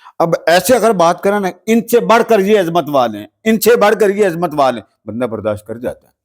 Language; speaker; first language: Urdu; non-native, local second language; Punjabi